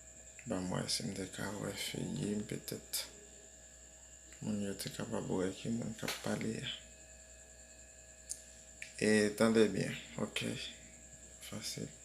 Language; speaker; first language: French; non-native, learner; Haitian Creole